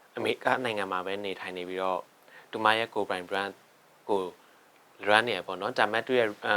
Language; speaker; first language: Burmese; non-native, local second language; Shan